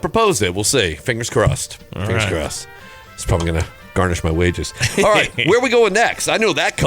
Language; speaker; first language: English; native; English